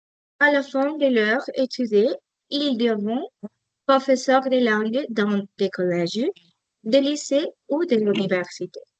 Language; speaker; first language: French; non-native, learner; Spanish